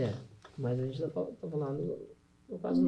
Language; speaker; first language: Portuguese; non-native, learner; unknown